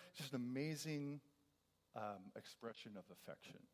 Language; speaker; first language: English; native; English